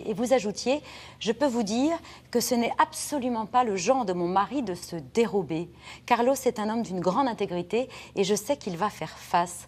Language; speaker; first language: French; native; French